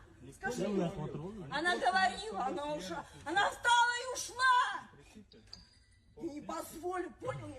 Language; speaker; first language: Russian; native; Russian